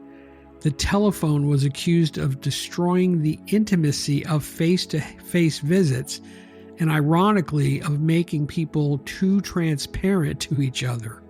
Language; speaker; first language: English; native; English